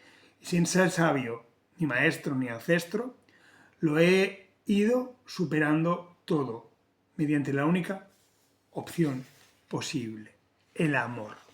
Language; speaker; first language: Spanish; native; Spanish